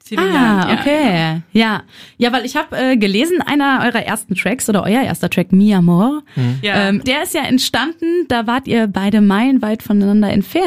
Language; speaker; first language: German; native; German